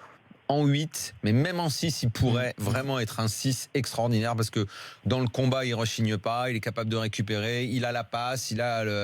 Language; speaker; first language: French; native; French